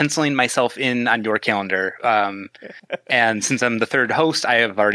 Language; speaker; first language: English; native; English